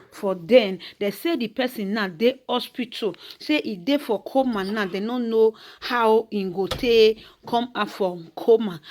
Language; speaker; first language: Nigerian Pidgin; native; Nigerian Pidgin